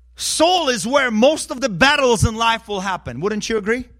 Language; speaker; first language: English; early bilingual, other home language; Ukrainian